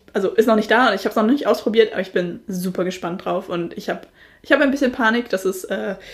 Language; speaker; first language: German; native; German